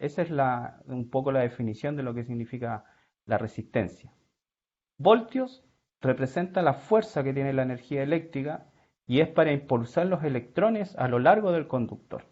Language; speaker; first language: Spanish; native; Spanish